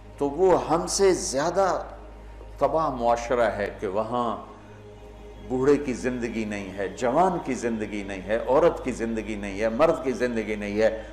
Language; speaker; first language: Urdu; non-native, local second language; Punjabi